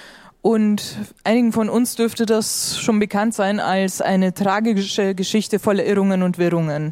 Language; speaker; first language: German; native; German